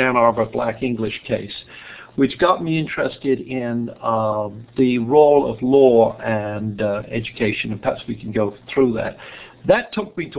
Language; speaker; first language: English; native; English